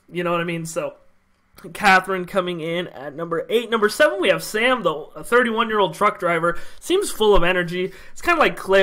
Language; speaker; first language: English; native; English